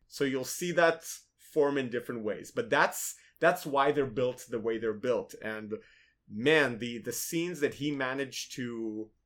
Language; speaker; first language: English; non-native, fluent; Hebrew